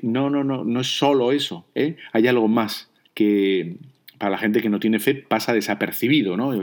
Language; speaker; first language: Spanish; native; Spanish